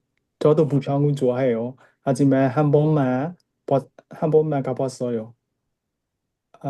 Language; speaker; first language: Korean; non-native, learner; Burmese